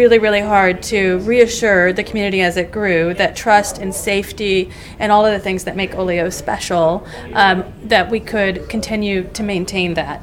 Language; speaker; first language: English; native; English